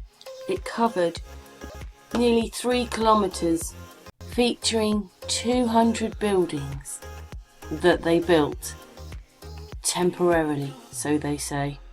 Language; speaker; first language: English; native; English